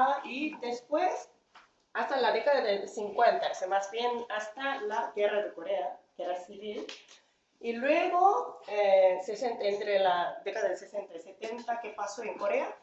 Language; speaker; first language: Spanish; non-native, fluent; Korean